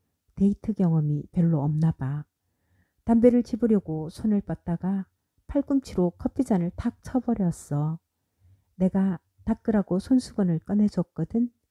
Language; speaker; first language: Korean; native; Korean